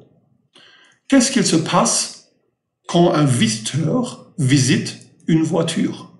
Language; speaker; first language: French; non-native, fluent; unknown